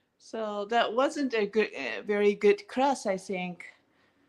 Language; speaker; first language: English; non-native, learner; Japanese